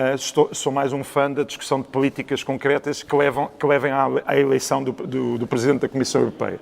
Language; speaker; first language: Portuguese; native; Portuguese